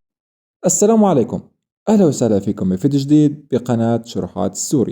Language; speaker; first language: Arabic; native; Arabic